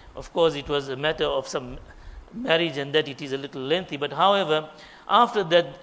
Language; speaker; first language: English; native; English